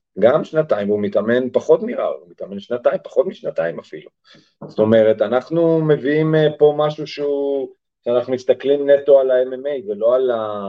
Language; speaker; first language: Hebrew; early bilingual, other home language; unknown